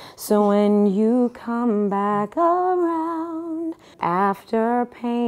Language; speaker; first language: English; native; English